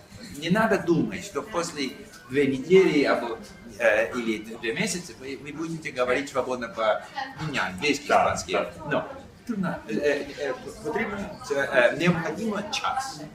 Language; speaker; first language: Russian; non-native, learner; English